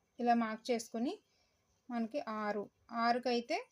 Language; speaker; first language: Telugu; native; Telugu